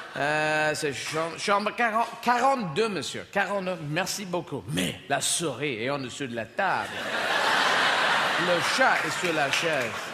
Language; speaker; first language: French; non-native, learner; English